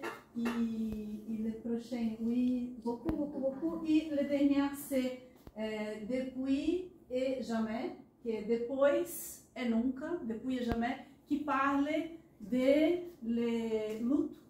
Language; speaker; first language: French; non-native, learner; Portuguese